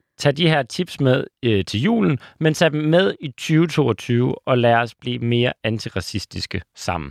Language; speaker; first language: Danish; native; Danish